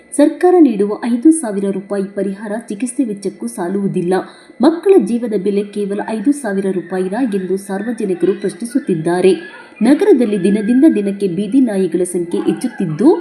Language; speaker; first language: Kannada; native; Kannada